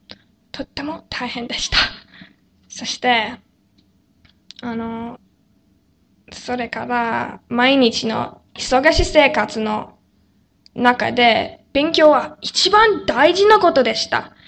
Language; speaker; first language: Japanese; non-native, learner; English